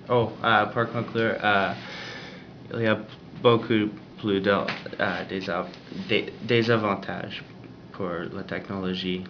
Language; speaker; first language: French; non-native, learner; English